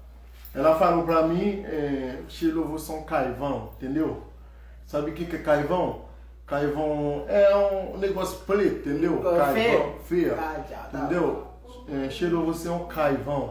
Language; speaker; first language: Portuguese; non-native, learner; Haitian Creole